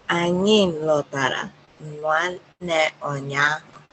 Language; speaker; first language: Igbo; early bilingual, heritage; Igbo